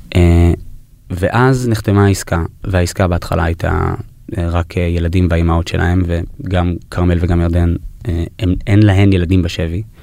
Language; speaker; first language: Hebrew; early bilingual, heritage; Hebrew